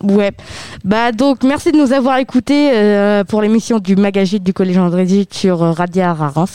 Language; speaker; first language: French; native; French